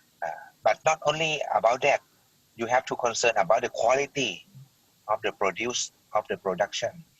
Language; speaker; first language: English; non-native, learner; Thai